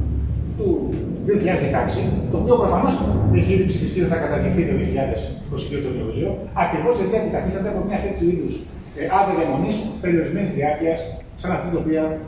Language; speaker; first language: Greek; native; Greek